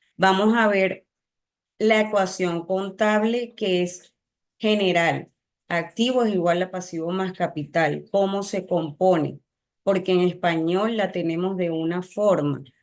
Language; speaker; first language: Spanish; native; Spanish